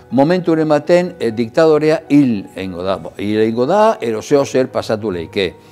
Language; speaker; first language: Basque; native; Basque